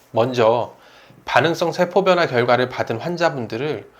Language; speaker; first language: Korean; native; Korean